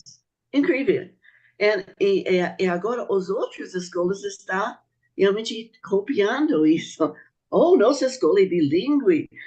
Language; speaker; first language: Portuguese; non-native, fluent; English